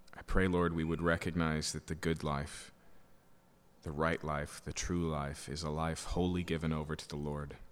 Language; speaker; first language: English; native; English